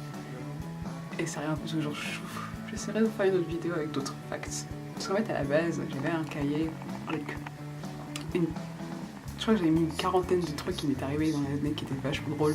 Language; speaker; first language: French; native; French